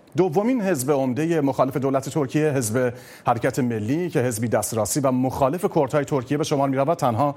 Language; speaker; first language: Persian; native; Persian